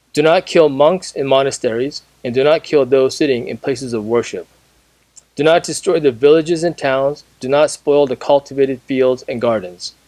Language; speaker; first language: English; native; English